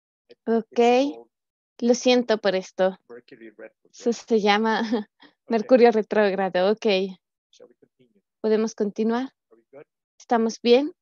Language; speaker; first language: Spanish; native; Spanish